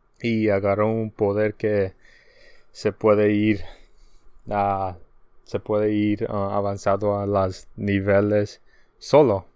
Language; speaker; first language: Spanish; early bilingual, heritage; Spanish